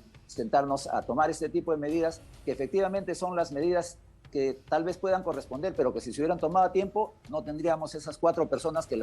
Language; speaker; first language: Spanish; native; Spanish